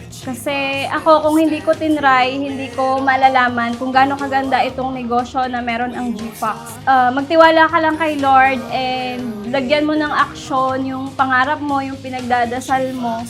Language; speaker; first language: Filipino; native; Filipino